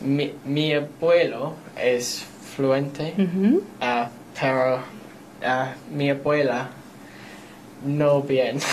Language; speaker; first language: Spanish; non-native, learner; English